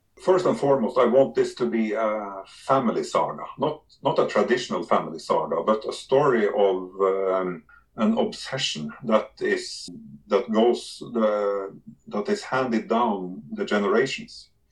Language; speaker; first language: English; non-native, fluent; Norwegian